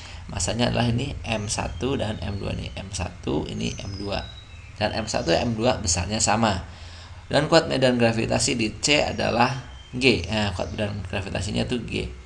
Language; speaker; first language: Indonesian; native; Indonesian